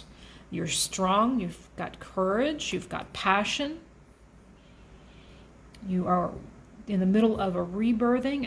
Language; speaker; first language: English; native; English